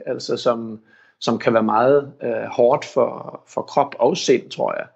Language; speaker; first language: Danish; early bilingual, heritage; Danish